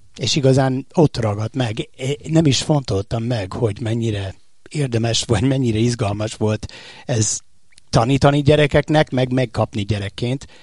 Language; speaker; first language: Hungarian; non-native, fluent; English